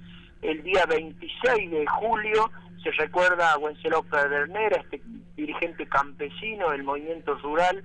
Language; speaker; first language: Spanish; native; Spanish